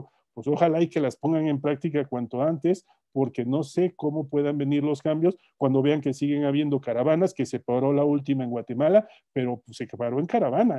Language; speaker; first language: Spanish; native; Spanish